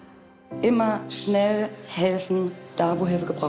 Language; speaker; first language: German; native; German